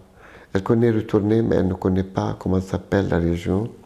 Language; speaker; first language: French; non-native, local second language; Arabic